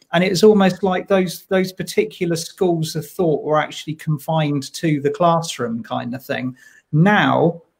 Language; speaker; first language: English; native; English